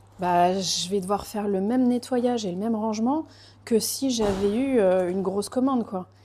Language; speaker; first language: French; early bilingual, other home language; Portuguese